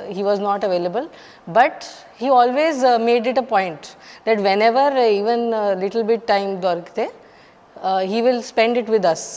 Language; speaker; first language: English; non-native, local second language; Hindi